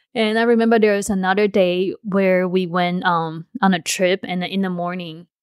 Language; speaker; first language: English; non-native, fluent; Chinese